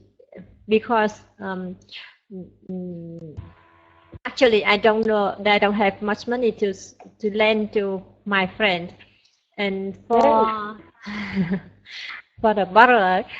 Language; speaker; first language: English; non-native, learner; Vietnamese